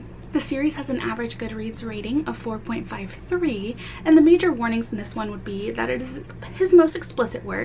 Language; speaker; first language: English; native; English